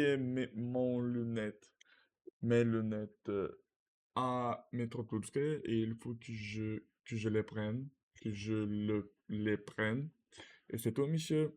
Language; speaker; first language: French; non-native, learner; Russian